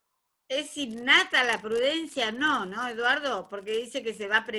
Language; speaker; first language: Spanish; native; Spanish